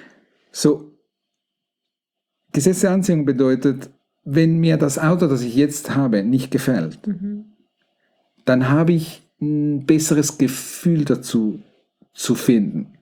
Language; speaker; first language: German; native; German